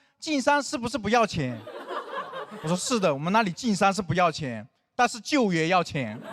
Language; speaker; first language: Chinese; non-native, local second language; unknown